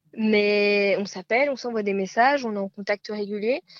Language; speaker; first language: French; native; French